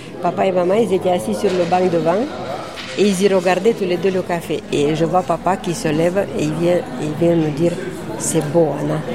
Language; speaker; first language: French; non-native, fluent; Romanian